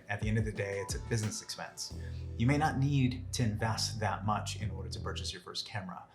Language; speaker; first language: English; native; English